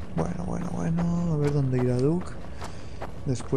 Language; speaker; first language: Spanish; native; Spanish